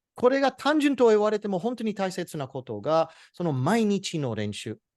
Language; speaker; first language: Japanese; non-native, fluent; English